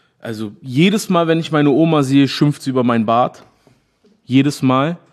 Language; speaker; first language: German; native; German